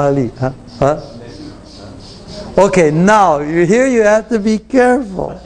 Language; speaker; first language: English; non-native, fluent; Chinese